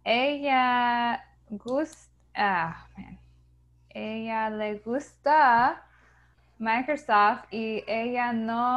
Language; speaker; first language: Spanish; non-native, learner; English